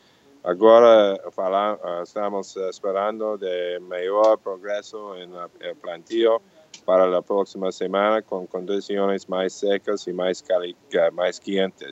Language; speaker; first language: Portuguese; non-native, fluent; English